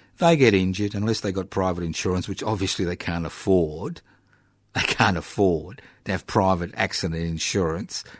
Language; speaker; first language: English; early bilingual, other home language; Italian